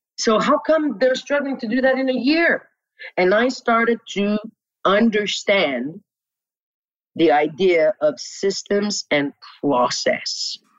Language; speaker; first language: English; non-native, local second language; French